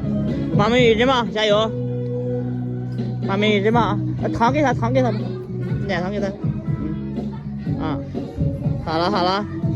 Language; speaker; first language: Chinese; native; Chinese